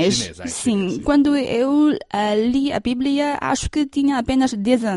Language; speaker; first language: Portuguese; non-native, fluent; Chinese